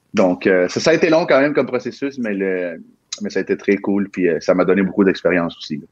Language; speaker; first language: French; early bilingual, other home language; Spanish